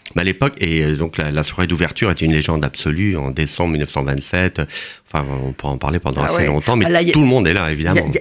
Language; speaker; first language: French; native; French